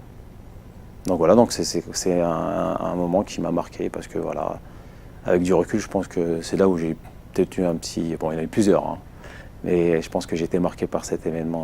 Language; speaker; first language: French; native; French